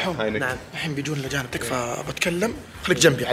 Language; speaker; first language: Arabic; native; Arabic